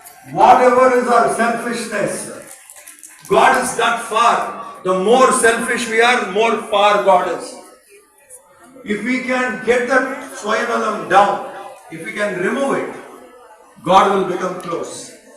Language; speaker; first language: English; non-native, local second language; Tamil